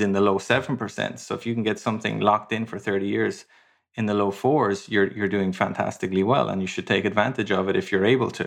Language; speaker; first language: English; native; English